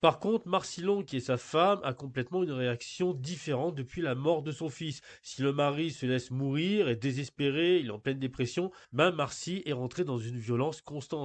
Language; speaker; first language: French; native; French